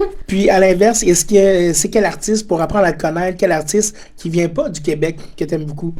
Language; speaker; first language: French; native; French